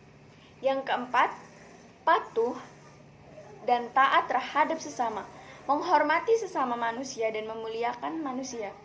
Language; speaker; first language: Indonesian; native; Indonesian